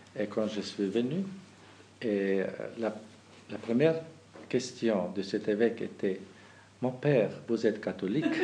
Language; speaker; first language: French; non-native, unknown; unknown